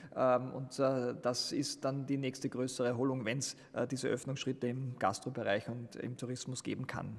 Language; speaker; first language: German; native; German